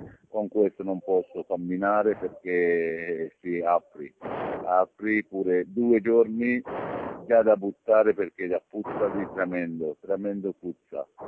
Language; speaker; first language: Italian; non-native, learner; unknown